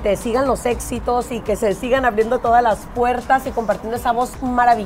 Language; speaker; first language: Spanish; native; Spanish